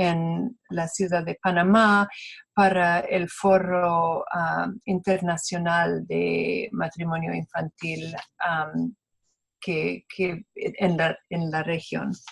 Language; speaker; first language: Spanish; non-native, fluent; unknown